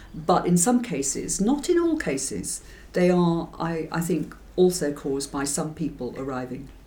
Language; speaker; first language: English; native; English